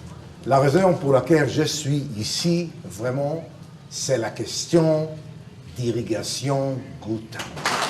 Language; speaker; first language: French; non-native, learner; Hebrew